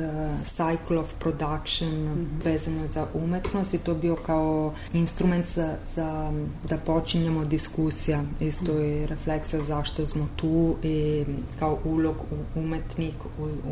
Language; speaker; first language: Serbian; non-native, learner; Italian